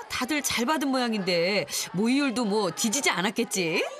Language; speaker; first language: Korean; native; Korean